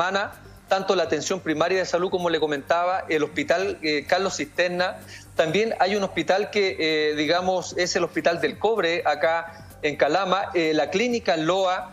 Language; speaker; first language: Spanish; native; Spanish